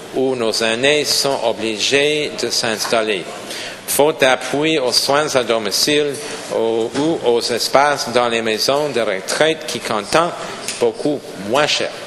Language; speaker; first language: French; non-native, local second language; English